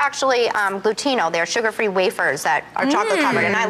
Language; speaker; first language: English; native; English